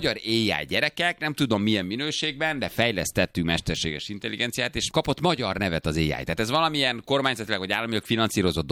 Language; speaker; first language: Hungarian; native; Hungarian